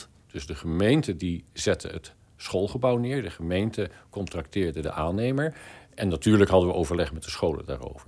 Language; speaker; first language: Dutch; native; Dutch